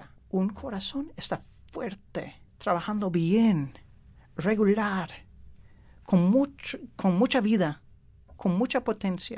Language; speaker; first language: Spanish; non-native, fluent; English